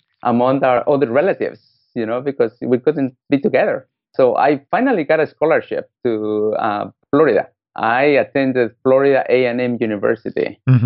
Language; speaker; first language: English; non-native, fluent; Spanish